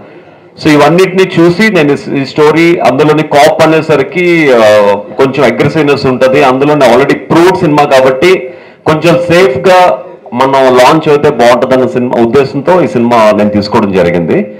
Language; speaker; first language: Telugu; native; Telugu